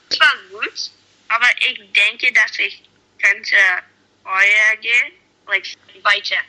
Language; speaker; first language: German; non-native, learner; English